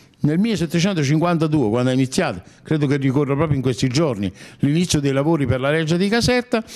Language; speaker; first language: Italian; native; Italian